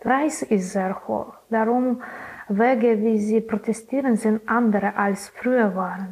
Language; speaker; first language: German; non-native, learner; Belarusian